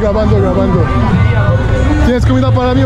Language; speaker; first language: Spanish; non-native, learner; French